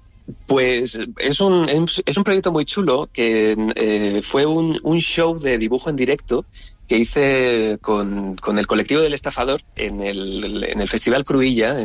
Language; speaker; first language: Spanish; native; Spanish